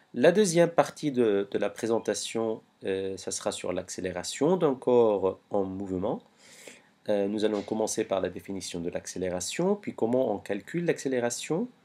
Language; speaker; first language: French; non-native, local second language; Arabic